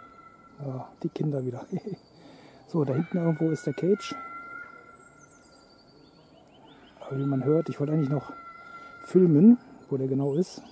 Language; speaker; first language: German; native; German